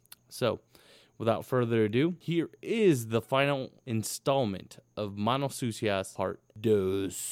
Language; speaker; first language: English; early bilingual, other home language; Spanish